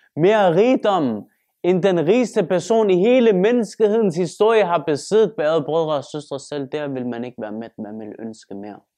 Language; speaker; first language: Danish; early bilingual, other home language; Turkish